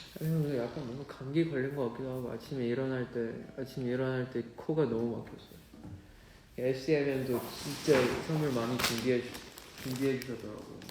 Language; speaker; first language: Korean; non-native, fluent; Chinese